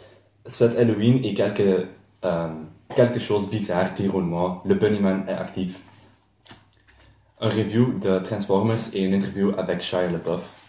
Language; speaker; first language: French; non-native, learner; Dutch